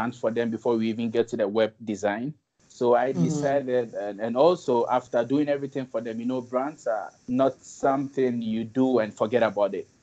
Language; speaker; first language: English; non-native, local second language; Akan